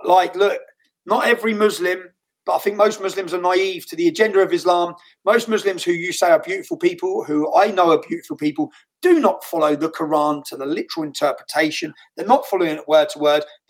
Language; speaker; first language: English; native; English